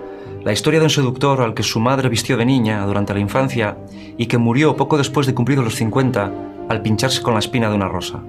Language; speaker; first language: Spanish; native; Spanish